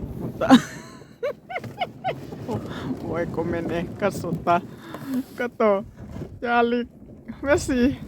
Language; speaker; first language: Finnish; non-native, learner; Thai